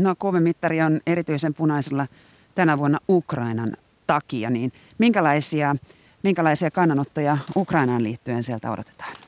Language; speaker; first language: Finnish; native; Finnish